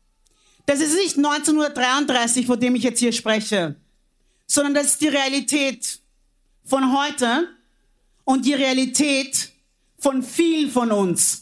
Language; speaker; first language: German; early bilingual, other home language; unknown